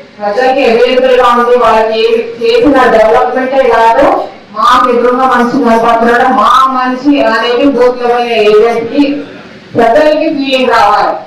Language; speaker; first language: Telugu; native; Telugu